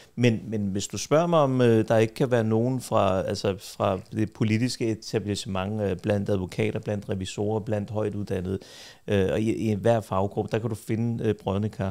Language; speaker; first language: Danish; early bilingual, other home language; Kurdish